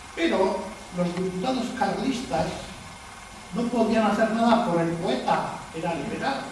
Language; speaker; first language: Spanish; non-native, local second language; Basque